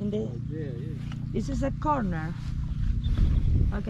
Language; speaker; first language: English; non-native, learner; Spanish